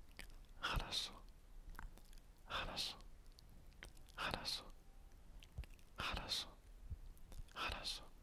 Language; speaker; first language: Russian; non-native, learner; French